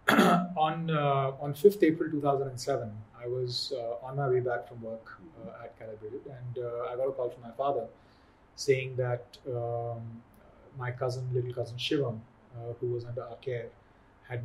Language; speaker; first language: English; non-native, local second language; Hindi